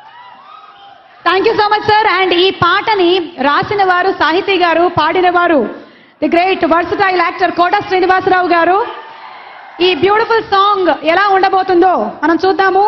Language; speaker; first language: Telugu; native; Telugu